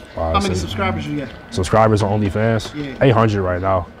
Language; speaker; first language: English; native; English